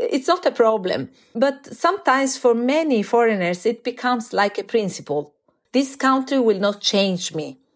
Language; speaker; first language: English; non-native, fluent; Italian